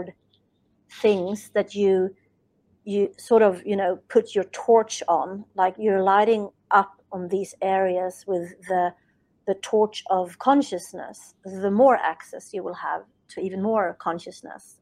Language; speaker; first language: English; non-native, fluent; Swedish